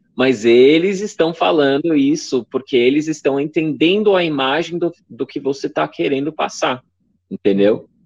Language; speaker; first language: Portuguese; non-native, fluent; English